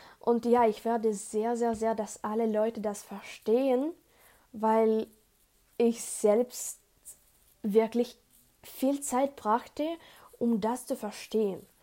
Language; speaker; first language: German; non-native, learner; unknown